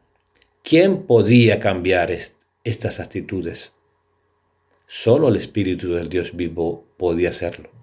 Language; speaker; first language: Spanish; native; Spanish